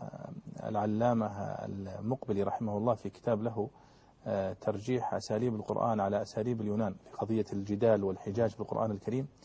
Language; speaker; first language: Arabic; native; Arabic